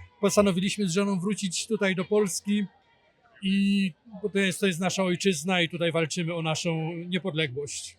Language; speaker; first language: Polish; native; Polish